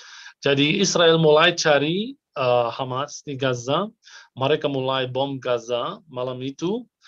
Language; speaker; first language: Indonesian; non-native, fluent; Arabic